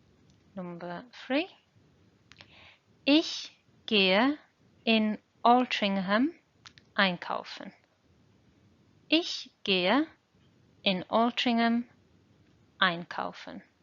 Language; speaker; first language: German; non-native, fluent; English